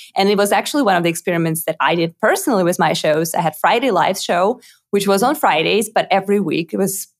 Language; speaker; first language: English; non-native, fluent; Russian